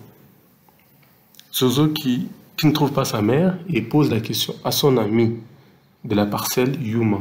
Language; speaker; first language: French; non-native, local second language; Lingala